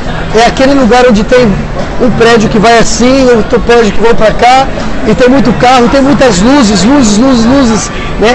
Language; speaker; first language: Portuguese; non-native, fluent; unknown